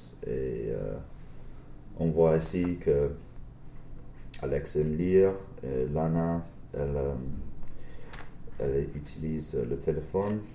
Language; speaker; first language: French; non-native, learner; English